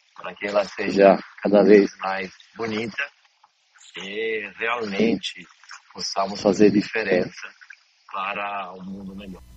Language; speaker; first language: Portuguese; non-native, fluent; Italian